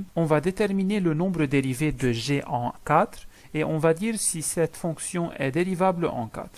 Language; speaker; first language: French; non-native, local second language; Arabic